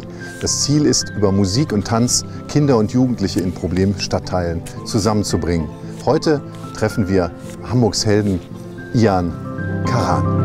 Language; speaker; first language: German; native; German